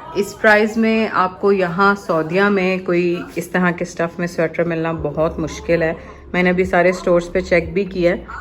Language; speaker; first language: Urdu; native; Urdu